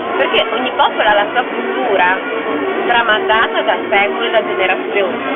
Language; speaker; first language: Italian; native; Italian